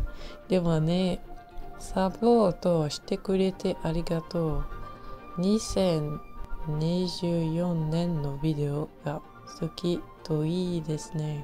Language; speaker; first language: Japanese; non-native, learner; French